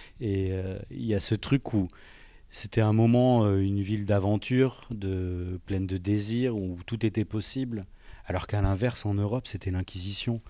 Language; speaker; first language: French; native; French